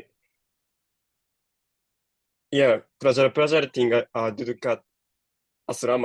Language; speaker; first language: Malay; non-native, learner; Japanese